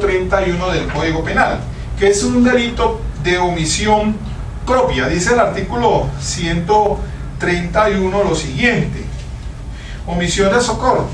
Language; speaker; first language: Spanish; native; Spanish